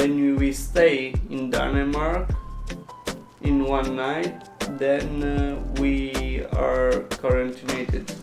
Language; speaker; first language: English; non-native, learner; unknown